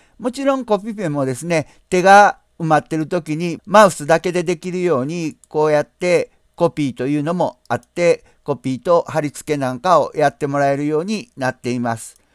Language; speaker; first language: Japanese; native; Japanese